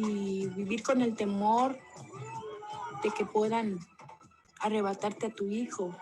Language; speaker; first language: Spanish; native; Spanish